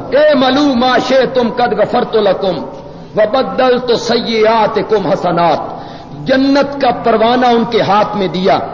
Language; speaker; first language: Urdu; native; Urdu